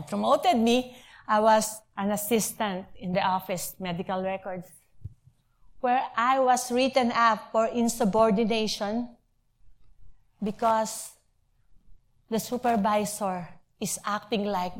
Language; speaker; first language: English; non-native, local second language; Filipino